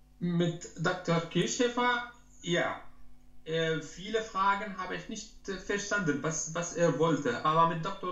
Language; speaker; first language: German; non-native, learner; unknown